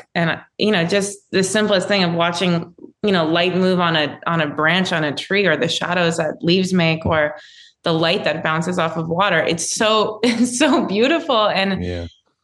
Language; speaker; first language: English; native; English